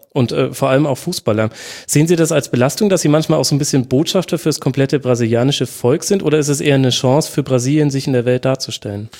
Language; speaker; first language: German; native; German